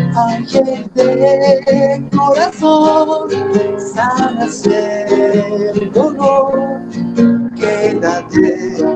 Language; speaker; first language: Spanish; non-native, learner; Japanese